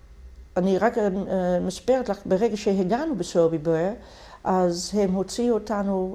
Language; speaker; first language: Hebrew; non-native, fluent; Dutch